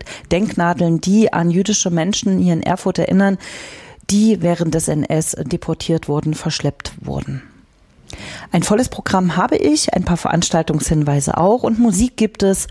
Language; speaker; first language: German; native; German